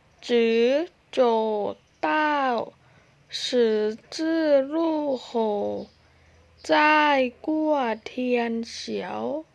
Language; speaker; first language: Chinese; non-native, fluent; Thai